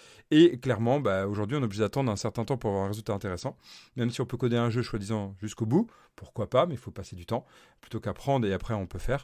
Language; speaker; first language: French; native; French